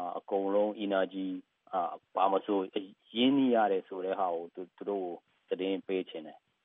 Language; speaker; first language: Burmese; non-native, local second language; Tedim Chin